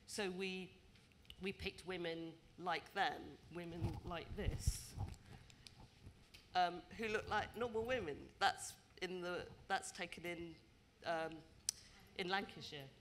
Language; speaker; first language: English; native; English